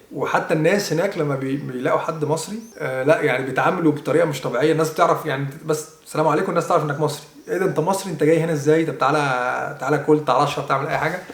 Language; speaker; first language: Egyptian Arabic; native; Egyptian Arabic